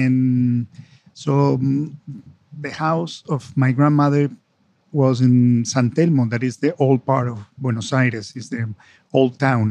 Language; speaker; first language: English; non-native, fluent; Spanish